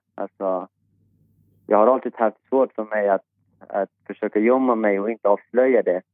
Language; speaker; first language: Swedish; non-native, fluent; Persian